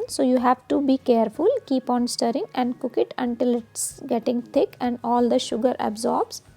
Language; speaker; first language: English; non-native, local second language; Hindi